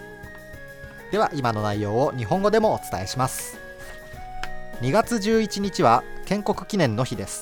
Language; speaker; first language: Japanese; native; Japanese